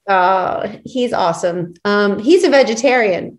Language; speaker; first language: English; native; English